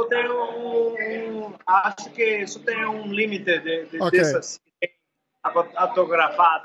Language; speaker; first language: Portuguese; non-native, learner; English